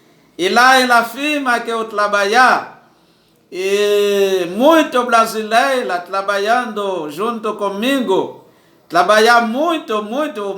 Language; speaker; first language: Portuguese; non-native, learner; Haitian Creole